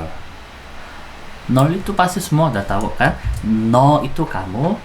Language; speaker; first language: Indonesian; non-native, fluent; Korean